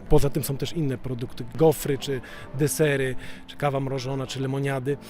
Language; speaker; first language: Polish; early bilingual, other home language; Italian